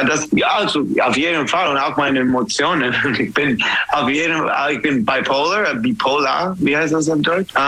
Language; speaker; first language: German; non-native, learner; English